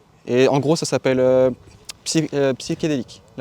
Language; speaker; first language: French; native; French